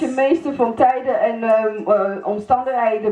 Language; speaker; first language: Dutch; non-native, fluent; Lingala